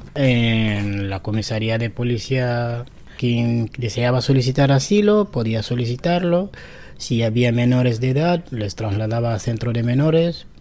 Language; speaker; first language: Spanish; non-native, fluent; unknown